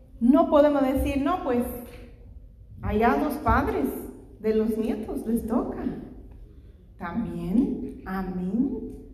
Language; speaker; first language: Spanish; non-native, fluent; English